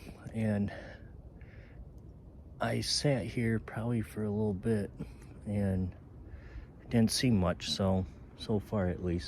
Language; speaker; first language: English; native; English